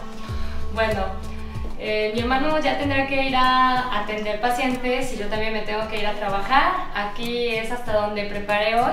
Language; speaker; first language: Spanish; non-native, fluent; Korean